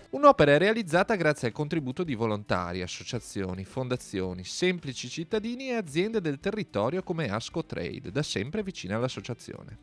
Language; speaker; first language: Italian; native; Italian